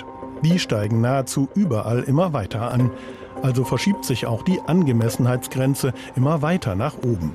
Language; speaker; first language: German; native; German